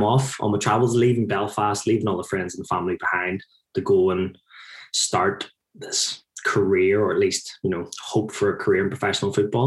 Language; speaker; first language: English; native; English